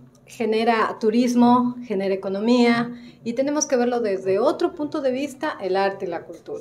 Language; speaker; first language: Spanish; native; Spanish